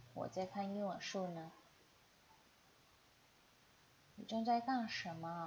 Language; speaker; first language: Chinese; non-native, fluent; Indonesian